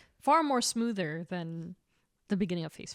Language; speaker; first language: English; native; English